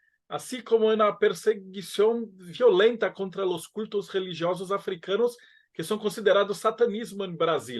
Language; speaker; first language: Spanish; non-native, fluent; Portuguese